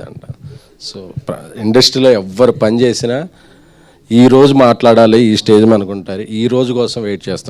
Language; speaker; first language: Telugu; native; Telugu